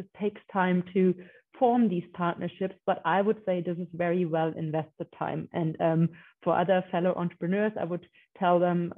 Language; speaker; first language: English; non-native, fluent; German